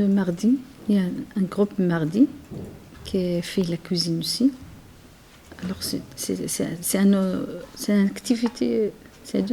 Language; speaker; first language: French; non-native, learner; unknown